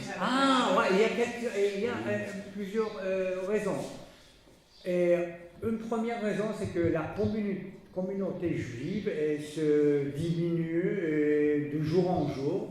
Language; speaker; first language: French; non-native, fluent; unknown